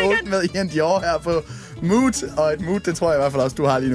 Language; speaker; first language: Danish; native; Danish